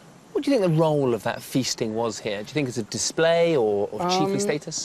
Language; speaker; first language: English; native; English